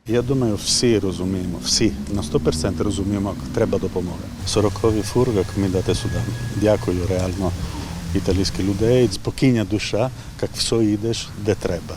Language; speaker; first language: Ukrainian; non-native, learner; Italian